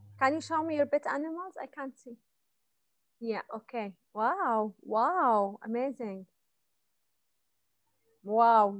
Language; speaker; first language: English; non-native, fluent; Arabic